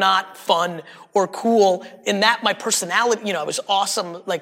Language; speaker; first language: English; early bilingual, other home language; Russian